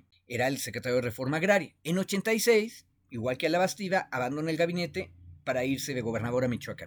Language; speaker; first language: Spanish; native; Spanish